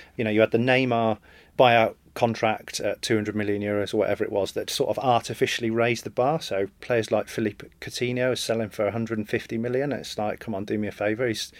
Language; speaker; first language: English; native; English